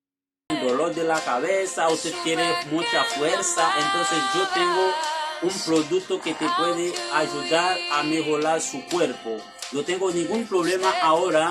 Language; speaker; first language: Spanish; non-native, learner; Haitian Creole